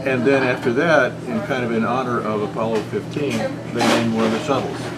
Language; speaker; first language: English; native; English